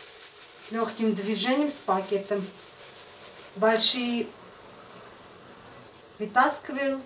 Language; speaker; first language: Russian; non-native, fluent; Armenian